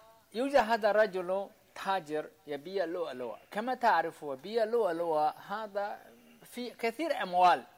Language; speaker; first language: Arabic; non-native, learner; Chinese